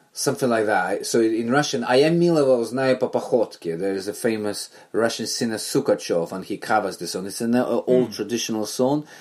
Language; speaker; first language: English; non-native, fluent; Belarusian